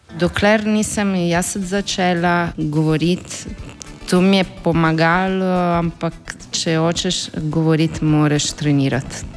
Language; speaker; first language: Slovenian; non-native, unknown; Italian